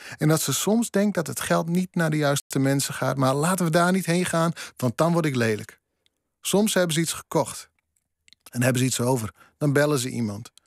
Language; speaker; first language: Dutch; non-native, local second language; Western Frisian